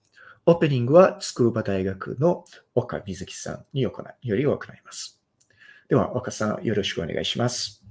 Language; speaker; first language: Japanese; non-native, fluent; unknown